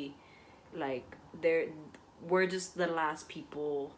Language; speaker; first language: English; native; English